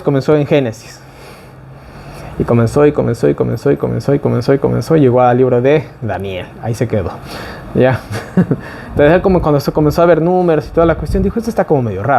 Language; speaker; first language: Spanish; native; Spanish